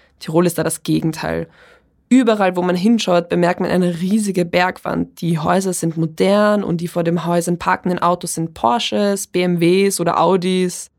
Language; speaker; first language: German; early bilingual, other home language; Polish